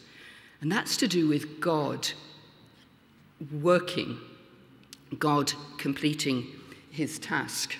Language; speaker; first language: English; native; English